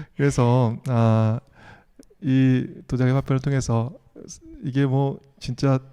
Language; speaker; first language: Korean; native; Korean